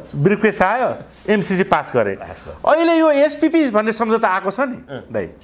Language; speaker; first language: Nepali; native; Nepali